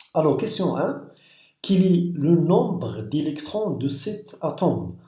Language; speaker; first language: French; non-native, local second language; Arabic